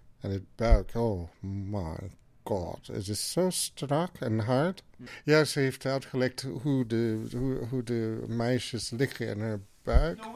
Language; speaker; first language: Dutch; non-native, fluent; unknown